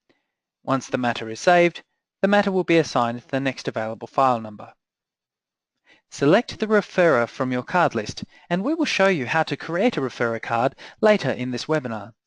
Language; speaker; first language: English; native; English